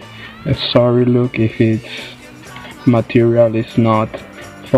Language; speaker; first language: English; non-native, fluent; Spanish